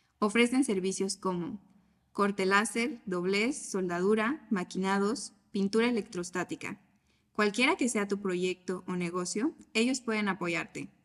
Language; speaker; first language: Spanish; native; Spanish